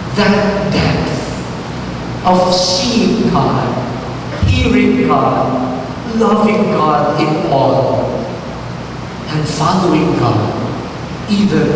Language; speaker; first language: English; non-native, local second language; Filipino